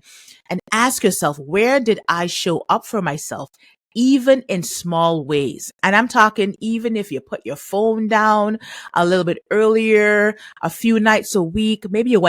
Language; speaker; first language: English; native; English